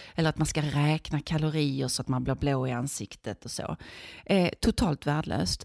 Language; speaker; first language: Swedish; native; Swedish